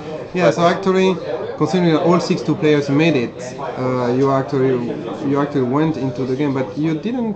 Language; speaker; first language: English; non-native, fluent; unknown